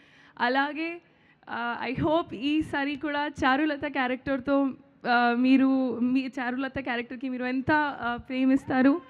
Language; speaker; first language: Telugu; non-native, learner; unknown